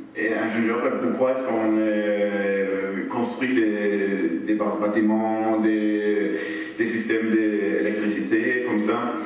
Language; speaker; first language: French; non-native, learner; Swedish